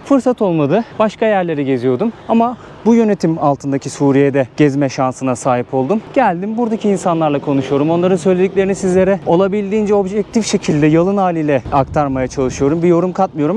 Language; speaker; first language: Turkish; native; Turkish